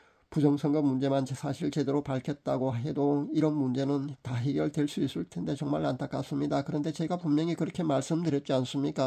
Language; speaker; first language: Korean; native; Korean